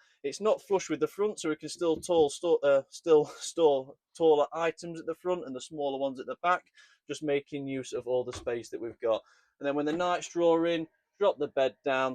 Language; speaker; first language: English; native; English